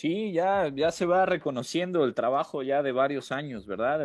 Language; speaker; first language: Spanish; native; Spanish